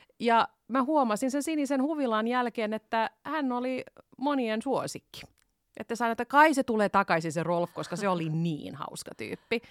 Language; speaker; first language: Finnish; non-native, local second language; Swedish